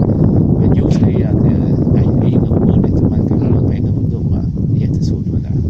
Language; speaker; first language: Swedish; non-native, learner; Vietnamese